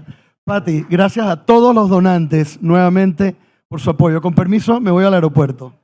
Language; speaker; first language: Spanish; native; Spanish